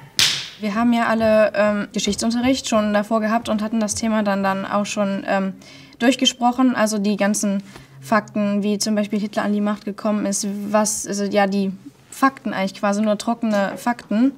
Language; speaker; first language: German; native; German